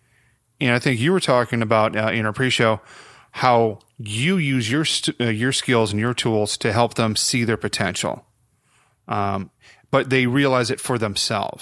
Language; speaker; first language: English; native; English